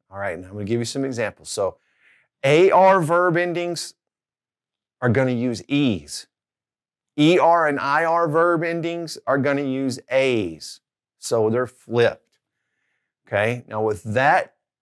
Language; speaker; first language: English; native; English